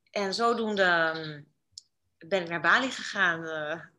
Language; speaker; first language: Dutch; native; Dutch